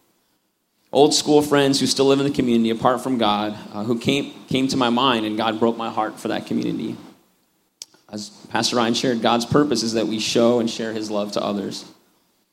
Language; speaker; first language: English; native; English